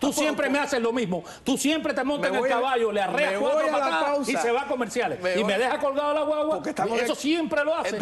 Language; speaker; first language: Spanish; native; Spanish